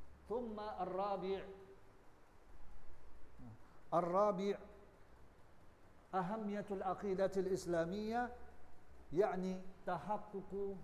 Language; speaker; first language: Arabic; non-native, learner; Indonesian